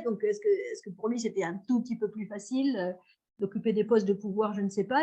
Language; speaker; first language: French; native; French